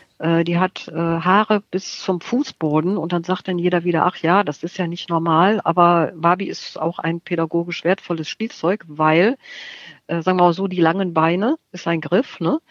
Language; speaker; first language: German; native; German